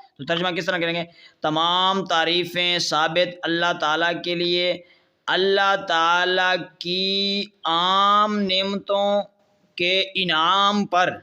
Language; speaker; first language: Urdu; non-native, local second language; Punjabi